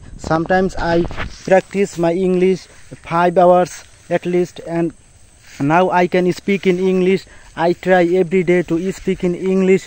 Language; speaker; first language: English; non-native, learner; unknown